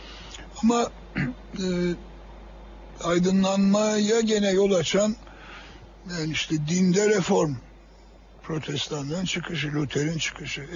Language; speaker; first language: Turkish; native; Turkish